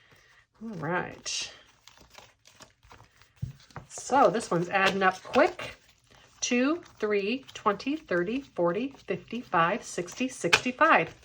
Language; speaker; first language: English; native; English